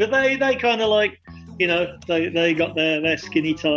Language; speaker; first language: English; native; English